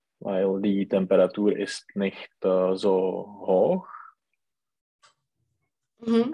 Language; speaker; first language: German; non-native, learner; Czech